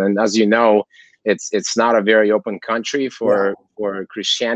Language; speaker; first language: English; non-native, fluent; Kazakh